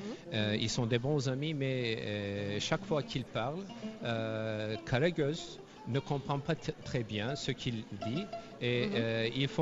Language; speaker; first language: French; non-native, fluent; Turkish